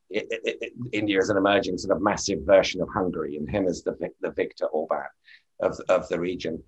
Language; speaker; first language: English; native; English